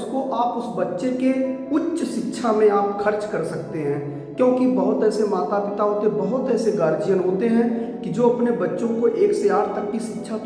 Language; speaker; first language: Hindi; native; Hindi